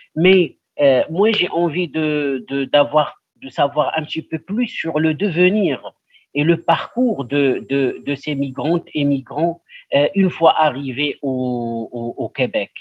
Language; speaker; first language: French; non-native, local second language; Arabic